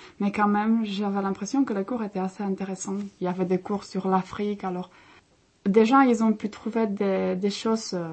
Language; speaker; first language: French; non-native, fluent; Czech